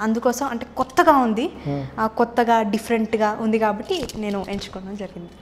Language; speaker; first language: Telugu; early bilingual, other home language; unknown